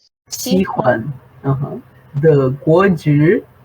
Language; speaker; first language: Chinese; non-native, fluent; Portuguese